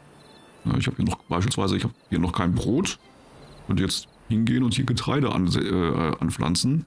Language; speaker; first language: German; native; German